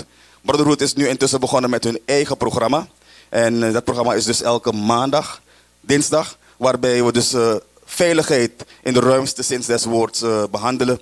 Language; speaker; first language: Dutch; native; Dutch